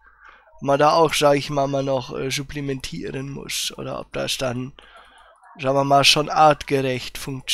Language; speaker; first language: German; native; German